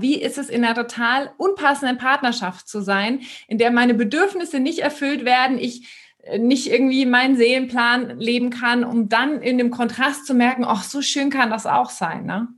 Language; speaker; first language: German; native; German